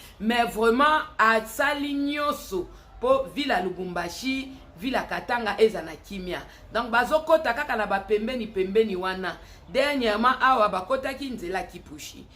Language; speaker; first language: Lingala; native; Lingala